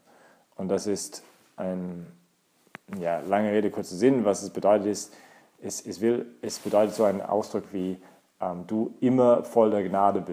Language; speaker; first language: German; native; German